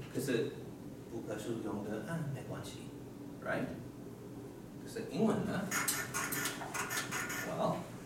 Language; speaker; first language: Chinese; non-native, learner; English